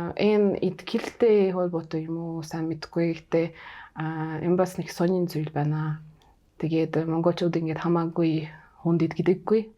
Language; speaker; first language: Mongolian; non-native, fluent; Hungarian